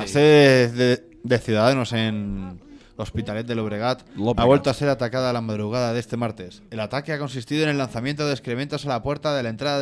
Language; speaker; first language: Spanish; native; Spanish